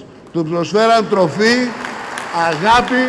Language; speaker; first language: Greek; native; Greek